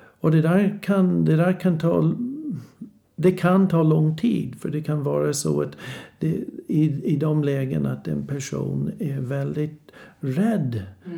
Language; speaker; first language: Swedish; non-native, fluent; English